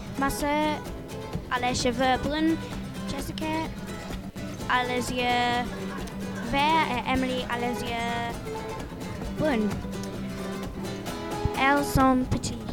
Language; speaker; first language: French; non-native, learner; English